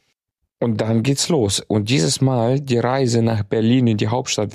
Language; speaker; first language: German; native; German